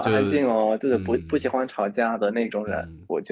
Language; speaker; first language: Chinese; non-native, fluent; Spanish